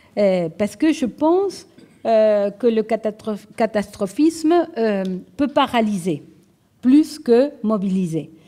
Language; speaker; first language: French; non-native, fluent; Spanish